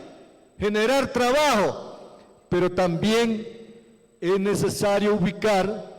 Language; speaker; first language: Spanish; native; Spanish